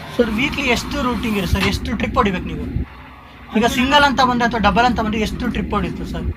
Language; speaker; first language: Kannada; native; Kannada